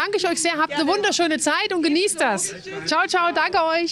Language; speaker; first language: German; native; German